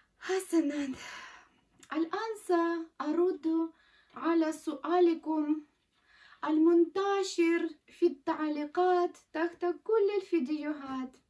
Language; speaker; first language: Arabic; non-native, fluent; Ukrainian